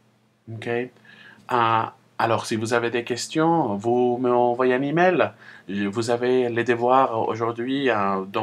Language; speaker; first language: French; non-native, fluent; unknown